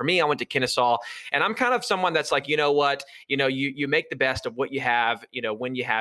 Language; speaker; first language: English; native; English